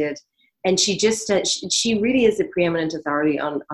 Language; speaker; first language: English; native; English